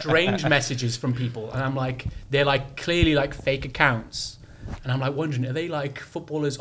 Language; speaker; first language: English; native; English